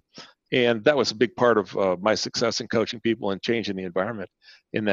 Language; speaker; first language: English; non-native, fluent; Spanish